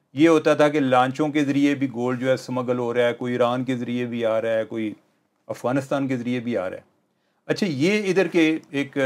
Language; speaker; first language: Urdu; native; Urdu